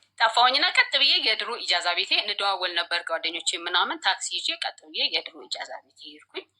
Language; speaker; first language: Amharic; native; Amharic